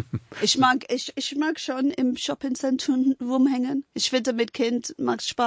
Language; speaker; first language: German; non-native, fluent; English